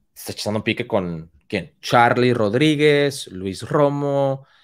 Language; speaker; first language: Spanish; early bilingual, heritage; Spanish